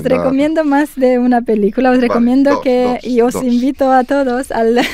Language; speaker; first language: Spanish; non-native, fluent; Romanian